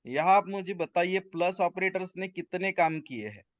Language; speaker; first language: Hindi; non-native, local second language; Marathi